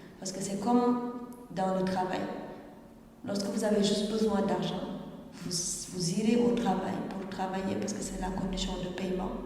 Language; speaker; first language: French; non-native, local second language; Wolof